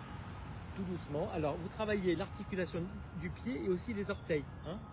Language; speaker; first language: French; native; French